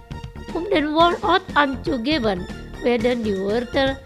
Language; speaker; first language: German; non-native, fluent; Indonesian